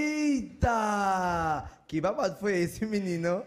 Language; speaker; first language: Portuguese; native; Portuguese